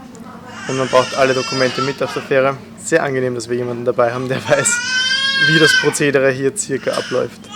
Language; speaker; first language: German; native; German